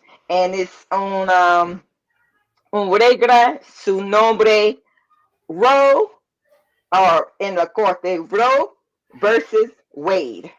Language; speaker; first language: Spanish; non-native, learner; English